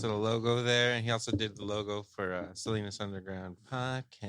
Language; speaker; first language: English; native; English